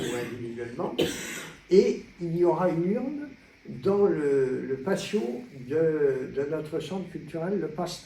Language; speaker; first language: French; native; French